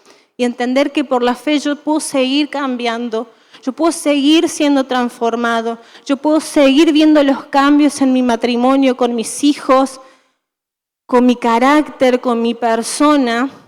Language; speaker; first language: Spanish; native; Spanish